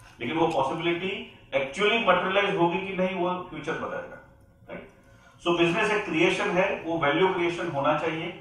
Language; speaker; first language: Hindi; non-native, local second language; Gujarati